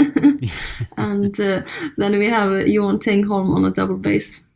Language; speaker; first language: English; non-native, fluent; Icelandic